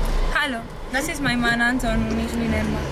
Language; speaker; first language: German; non-native, learner; Spanish